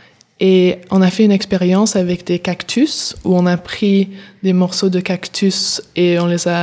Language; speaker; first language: French; early bilingual, heritage; English